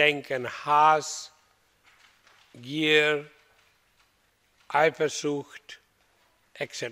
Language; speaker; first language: German; non-native, learner; Hindi